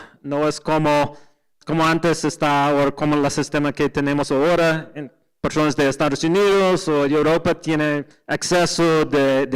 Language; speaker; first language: Spanish; non-native, learner; English